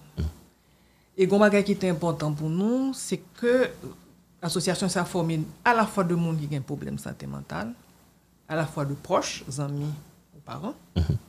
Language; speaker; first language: French; non-native, local second language; Haitian Creole